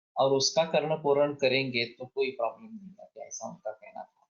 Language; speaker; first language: Hindi; non-native, local second language; Marathi